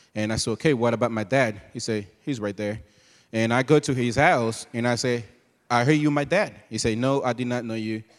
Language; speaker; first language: English; non-native, fluent; Haitian Creole